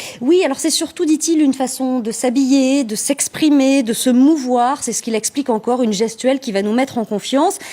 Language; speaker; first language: French; native; French